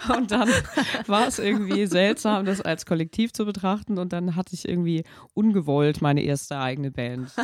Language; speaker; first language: German; native; German